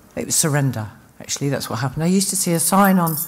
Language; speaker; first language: English; native; English